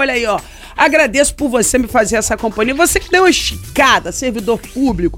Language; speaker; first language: Portuguese; native; Portuguese